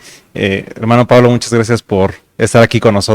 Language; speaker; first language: Spanish; native; Spanish